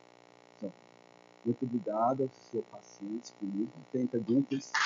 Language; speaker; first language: Portuguese; non-native, learner; English